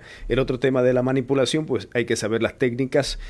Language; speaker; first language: Spanish; native; Spanish